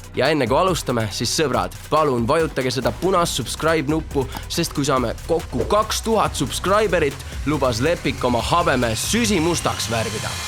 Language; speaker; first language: Estonian; native; Estonian